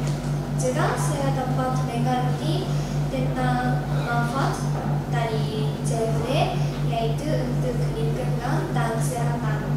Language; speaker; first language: Indonesian; non-native, learner; Japanese